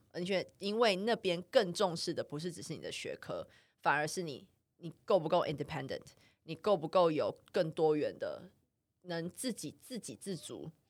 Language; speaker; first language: Chinese; native; Chinese